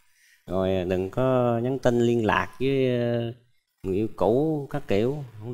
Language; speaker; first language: Vietnamese; native; Vietnamese